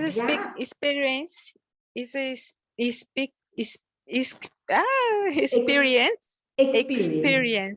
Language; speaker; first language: English; non-native, learner; Portuguese